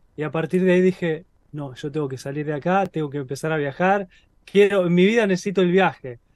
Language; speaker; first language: Spanish; native; Spanish